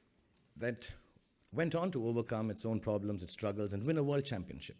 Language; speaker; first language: English; non-native, local second language; Hindi